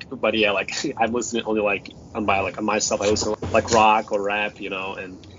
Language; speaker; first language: English; non-native, fluent; Russian